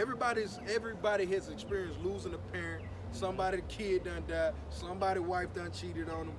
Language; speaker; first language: English; native; English